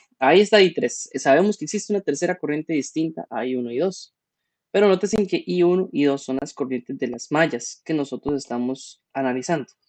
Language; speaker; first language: Spanish; native; Spanish